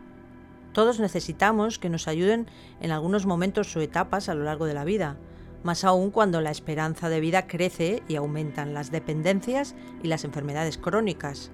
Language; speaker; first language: Spanish; native; Spanish